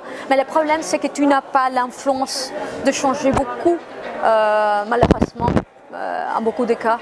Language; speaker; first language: French; non-native, fluent; Spanish